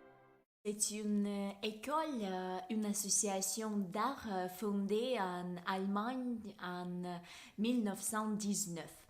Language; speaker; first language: French; non-native, fluent; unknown